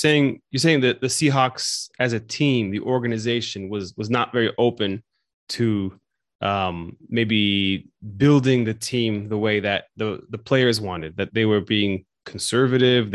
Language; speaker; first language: English; native; English